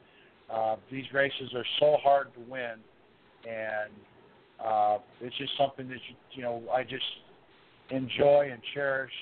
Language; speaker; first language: English; native; English